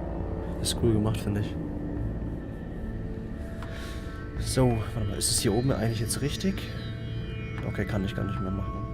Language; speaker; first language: German; native; German